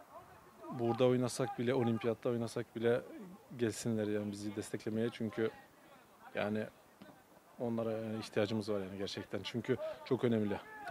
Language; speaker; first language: Turkish; early bilingual, other home language; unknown